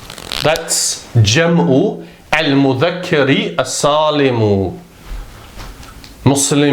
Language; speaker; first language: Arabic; non-native, fluent; English